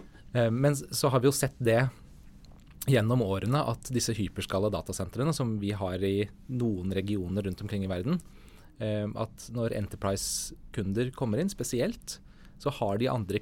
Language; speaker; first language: Norwegian; native; Norwegian